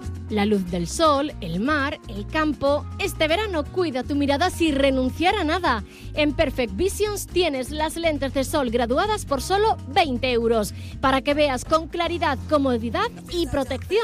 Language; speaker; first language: Spanish; native; Spanish